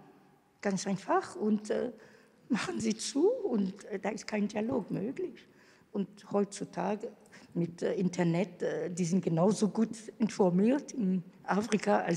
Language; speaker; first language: German; non-native, fluent; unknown